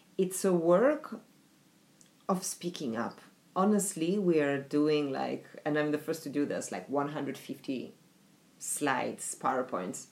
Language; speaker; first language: English; non-native, fluent; French